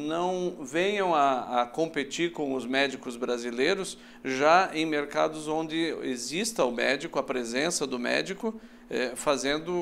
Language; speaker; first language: Portuguese; native; Portuguese